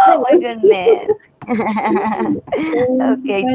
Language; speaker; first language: English; non-native, learner; Spanish